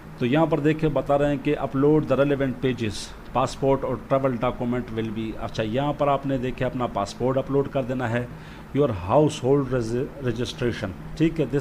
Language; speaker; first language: Urdu; native; Urdu